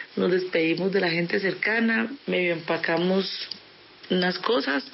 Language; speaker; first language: Spanish; early bilingual, other home language; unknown